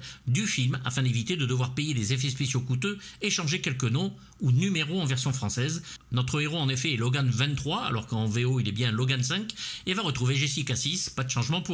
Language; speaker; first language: French; native; French